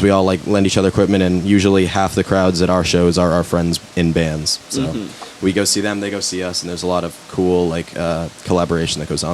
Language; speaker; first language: English; native; English